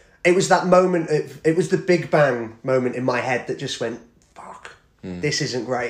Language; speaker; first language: English; native; English